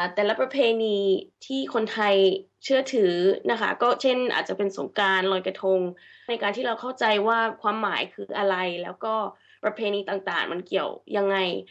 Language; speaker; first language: Thai; early bilingual, heritage; Thai